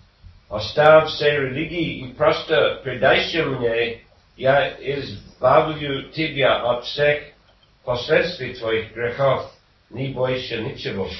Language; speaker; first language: Russian; non-native, fluent; English